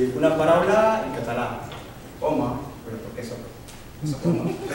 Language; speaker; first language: Catalan; non-native, learner; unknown